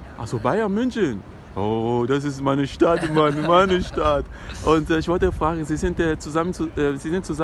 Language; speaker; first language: German; non-native, learner; Lingala